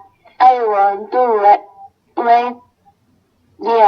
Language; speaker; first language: English; non-native, learner; Indonesian